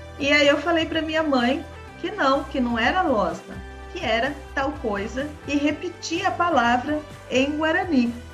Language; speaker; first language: Portuguese; native; Portuguese